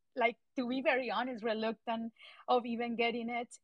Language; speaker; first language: English; non-native, fluent; Spanish